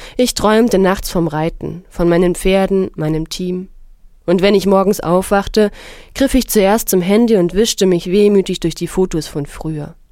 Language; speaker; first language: German; non-native, fluent; Arabic